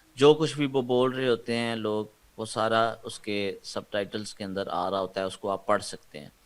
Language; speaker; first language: Urdu; non-native, local second language; Punjabi